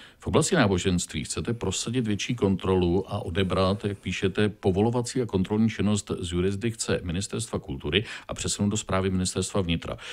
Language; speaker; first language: Czech; native; Czech